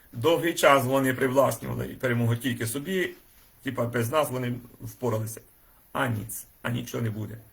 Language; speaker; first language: Ukrainian; native; Ukrainian